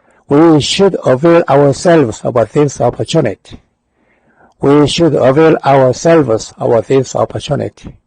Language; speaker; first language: English; non-native, fluent; Korean